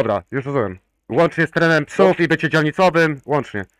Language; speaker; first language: Polish; native; Polish